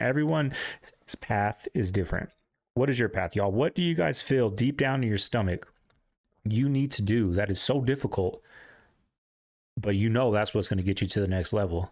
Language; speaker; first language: English; native; English